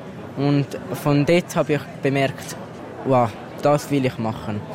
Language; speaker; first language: German; non-native, local second language; Italian